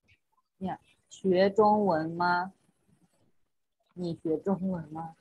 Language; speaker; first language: Chinese; non-native, learner; Thai